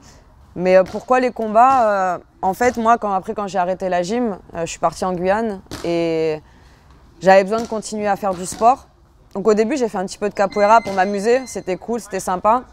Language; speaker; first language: French; native; French